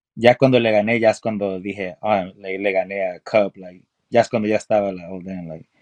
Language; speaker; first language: Spanish; early bilingual, heritage; Spanish